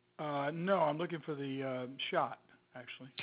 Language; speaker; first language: English; native; English